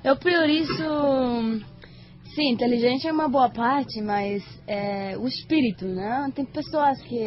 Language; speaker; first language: Portuguese; non-native, learner; Spanish